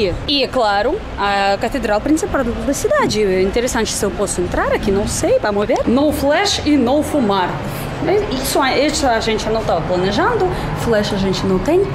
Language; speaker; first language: Portuguese; non-native, fluent; Russian